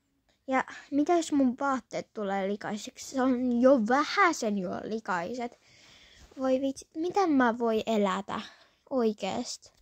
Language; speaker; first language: Finnish; early bilingual, other home language; Polish